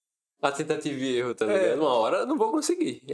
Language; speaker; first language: Portuguese; native; Portuguese